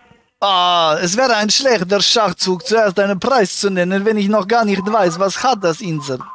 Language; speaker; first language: German; native; German